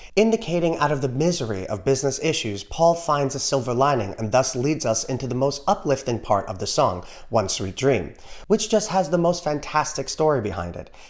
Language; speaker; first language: English; native; English